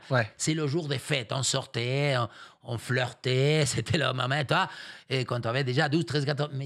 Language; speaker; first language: French; non-native, fluent; Spanish